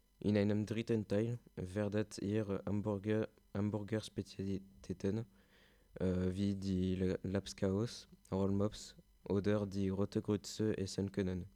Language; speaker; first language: German; non-native, learner; French